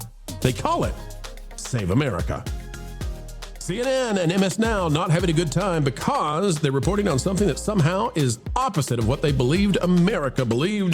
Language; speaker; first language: English; native; English